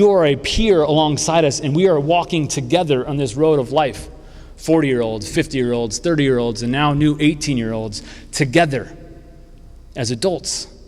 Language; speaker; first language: English; native; English